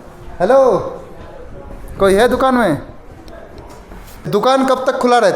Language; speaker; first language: Hindi; non-native, local second language; Bangla